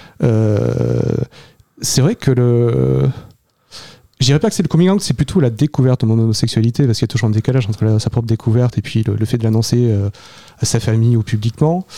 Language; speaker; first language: French; native; French